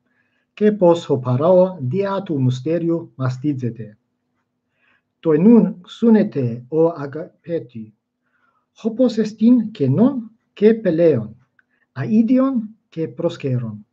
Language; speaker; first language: Greek; non-native, fluent; English